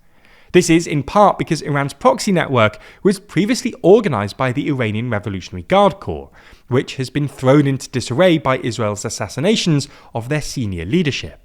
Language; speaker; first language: English; native; English